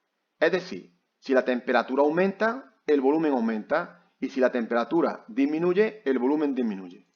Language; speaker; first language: Spanish; native; Spanish